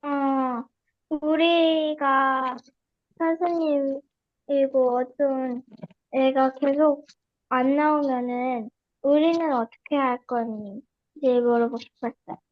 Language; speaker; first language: Korean; early bilingual, heritage; Korean